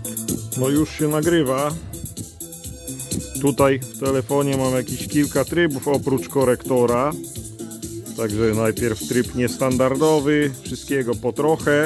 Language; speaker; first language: Polish; native; Polish